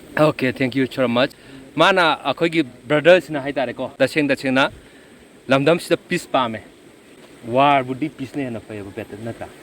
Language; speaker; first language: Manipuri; native; Manipuri